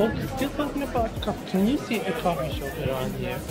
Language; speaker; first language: English; non-native, learner; Turkish